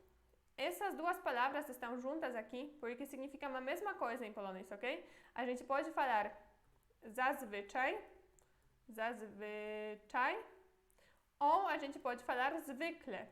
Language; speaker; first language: Portuguese; non-native, fluent; Polish